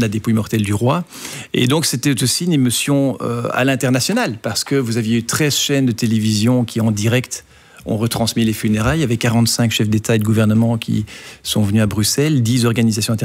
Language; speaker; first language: French; native; French